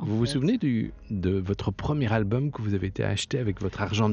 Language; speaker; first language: French; native; French